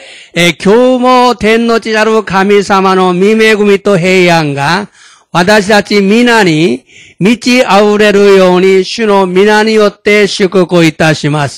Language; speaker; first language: Japanese; non-native, fluent; Korean